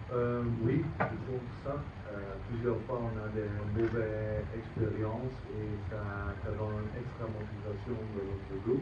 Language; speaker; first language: French; non-native, fluent; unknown